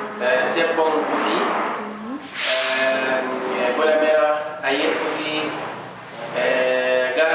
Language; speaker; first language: Indonesian; non-native, learner; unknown